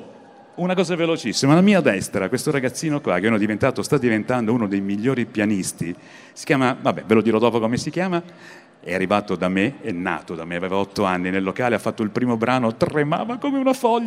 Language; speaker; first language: Italian; native; Italian